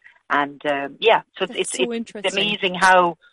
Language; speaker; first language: English; native; English